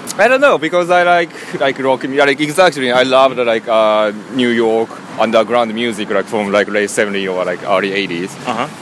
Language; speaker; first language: English; non-native, learner; Japanese